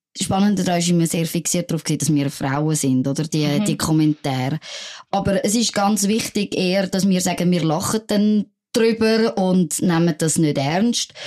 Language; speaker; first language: German; non-native, fluent; French